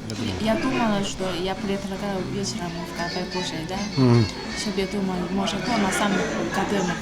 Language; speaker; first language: Russian; non-native, learner; Chinese